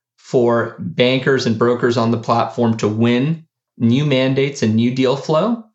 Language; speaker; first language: English; early bilingual, other home language; Spanish